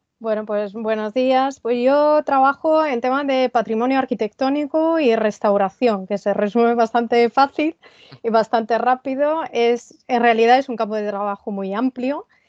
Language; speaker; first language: Spanish; non-native, fluent; Italian